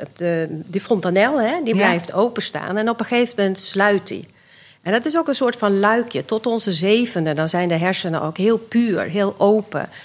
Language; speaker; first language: Dutch; early bilingual, other home language; Swedish